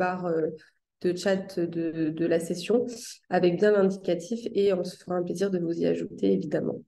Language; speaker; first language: French; native; French